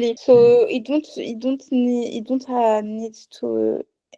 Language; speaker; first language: English; non-native, learner; French